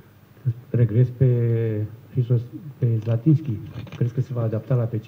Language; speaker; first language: Romanian; native; Romanian